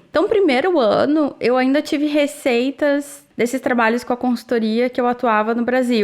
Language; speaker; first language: Portuguese; native; Portuguese